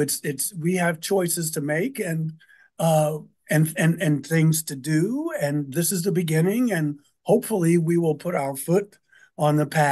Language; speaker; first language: English; native; English